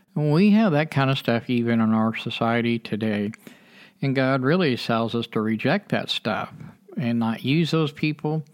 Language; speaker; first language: English; native; English